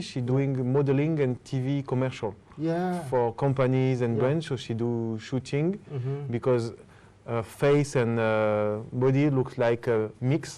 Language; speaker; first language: English; non-native, fluent; French